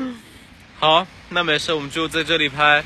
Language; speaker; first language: Chinese; non-native, fluent; Thai